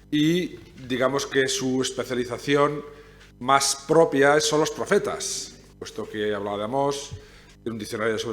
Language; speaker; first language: Spanish; native; Spanish